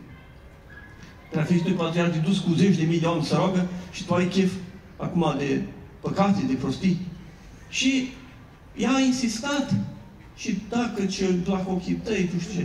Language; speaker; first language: Romanian; native; Romanian